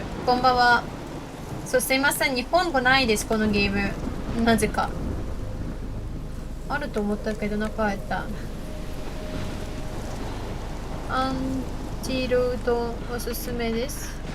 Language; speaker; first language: Japanese; non-native, learner; Russian